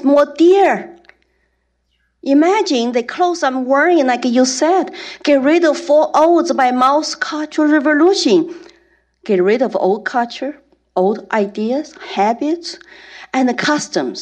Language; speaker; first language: English; non-native, fluent; Chinese